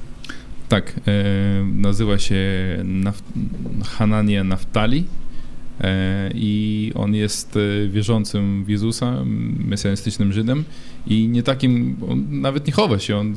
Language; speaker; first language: Polish; non-native, fluent; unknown